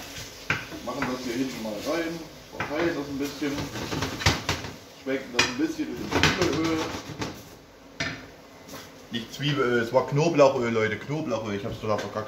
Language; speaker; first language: German; native; German